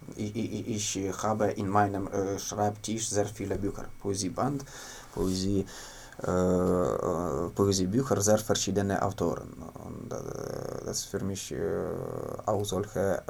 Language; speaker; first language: German; non-native, learner; Ukrainian